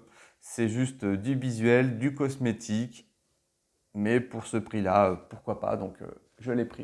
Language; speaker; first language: French; native; French